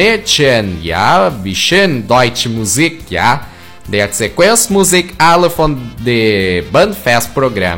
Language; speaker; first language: German; early bilingual, heritage; Portuguese